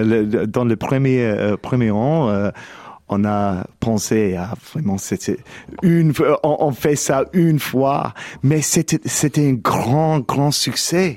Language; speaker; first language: French; non-native, learner; English